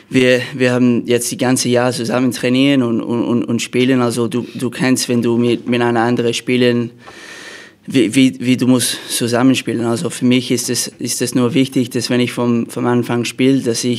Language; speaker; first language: German; non-native, fluent; English